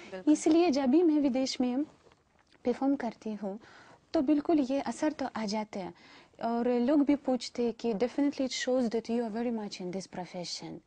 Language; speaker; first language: Hindi; non-native, fluent; Russian